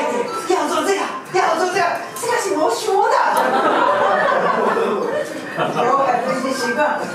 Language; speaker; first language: Chinese; non-native, fluent; Japanese